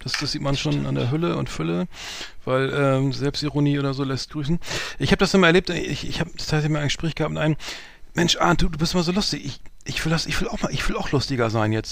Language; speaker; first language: German; native; German